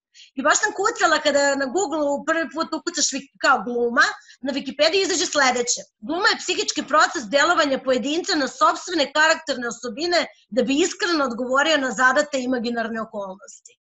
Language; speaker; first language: Serbian; native; Serbian